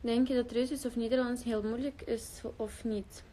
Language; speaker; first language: Dutch; early bilingual, other home language; Russian